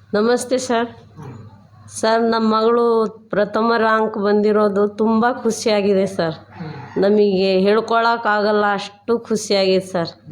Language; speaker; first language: Kannada; non-native, local second language; Lambadi